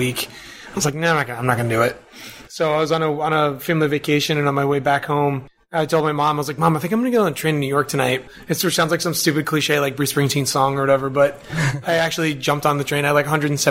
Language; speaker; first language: English; native; English